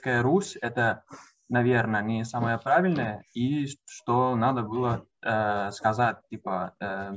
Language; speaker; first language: Russian; non-native, learner; Croatian